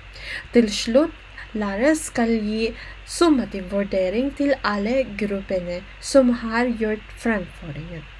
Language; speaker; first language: Norwegian; non-native, learner; Filipino